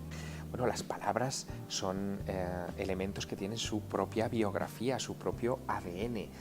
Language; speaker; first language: Spanish; native; Spanish